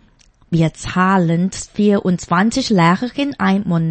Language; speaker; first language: German; non-native, fluent; Chinese